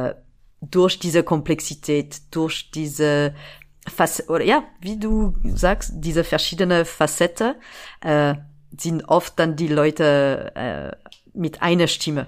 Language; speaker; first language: German; non-native, fluent; French